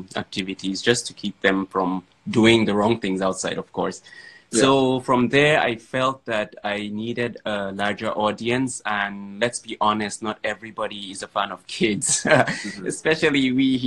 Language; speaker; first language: English; non-native, local second language; Fula